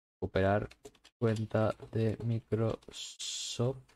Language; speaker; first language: Spanish; native; Spanish